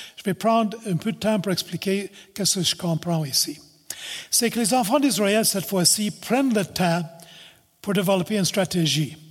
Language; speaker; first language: French; non-native, local second language; English